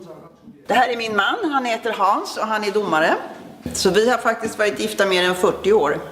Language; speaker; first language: Swedish; native; Swedish